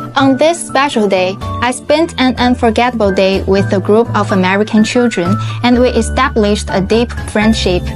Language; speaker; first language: English; non-native, fluent; Chinese